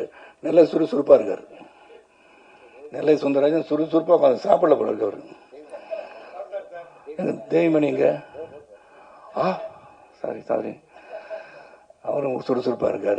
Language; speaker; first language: Tamil; native; Tamil